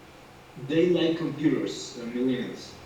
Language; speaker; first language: English; non-native, learner; Spanish